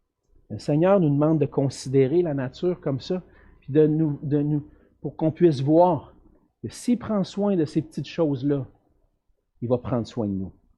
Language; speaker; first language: French; native; French